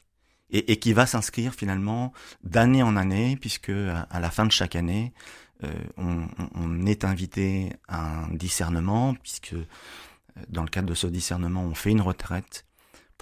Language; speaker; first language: French; native; French